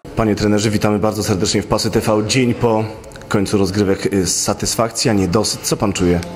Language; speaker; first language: Polish; native; Polish